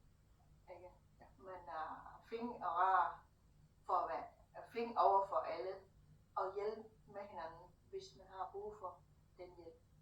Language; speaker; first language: Danish; non-native, fluent; Thai